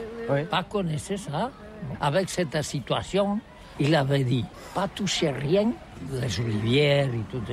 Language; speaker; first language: French; non-native, learner; Catalan